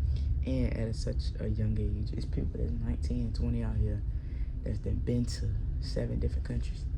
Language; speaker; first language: English; native; English